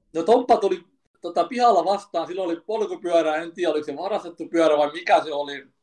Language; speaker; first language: Finnish; early bilingual, other home language; Kurdish